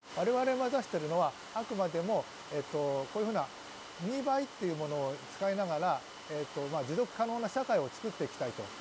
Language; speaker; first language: Japanese; native; Japanese